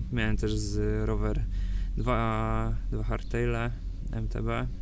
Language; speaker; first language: Polish; native; Polish